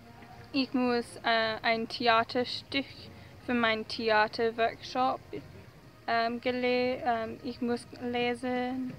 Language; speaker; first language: German; non-native, learner; English